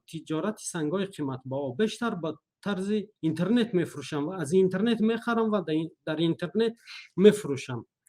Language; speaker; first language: Persian; non-native, local second language; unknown